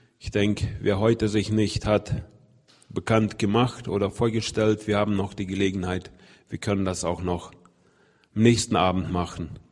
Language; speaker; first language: German; non-native, fluent; Russian